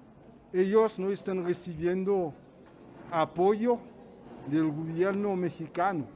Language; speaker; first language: Spanish; non-native, fluent; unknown